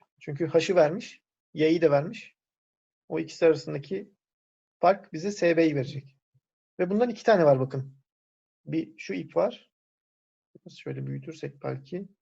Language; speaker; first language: Turkish; native; Turkish